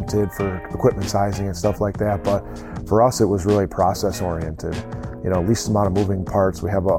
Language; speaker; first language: English; native; English